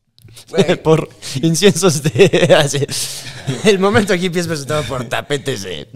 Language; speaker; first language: Spanish; native; Spanish